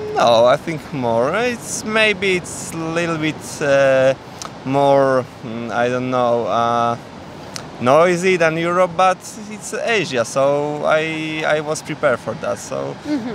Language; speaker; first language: English; non-native, learner; Polish